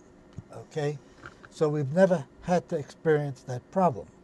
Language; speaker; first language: English; native; English